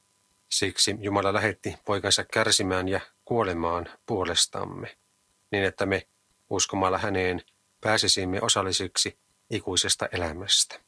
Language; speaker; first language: Finnish; native; Finnish